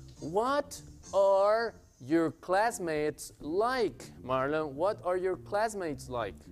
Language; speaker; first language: English; non-native, fluent; Spanish